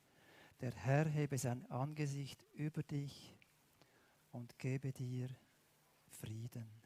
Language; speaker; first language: German; native; German